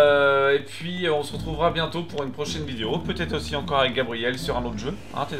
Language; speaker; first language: French; native; French